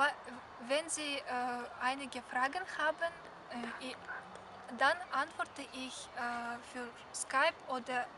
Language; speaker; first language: German; non-native, learner; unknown